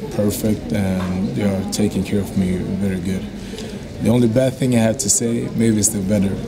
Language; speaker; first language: English; non-native, fluent; Swedish